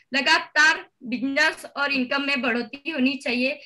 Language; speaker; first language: Hindi; native; Hindi